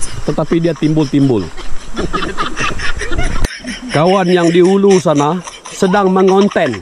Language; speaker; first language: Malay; non-native, local second language; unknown